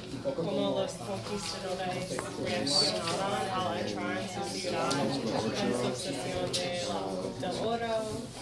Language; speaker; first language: Spanish; non-native, fluent; English